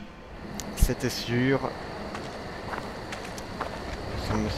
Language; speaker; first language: French; native; French